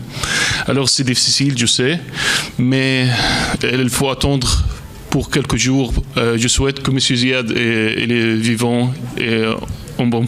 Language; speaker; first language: French; non-native, fluent; Arabic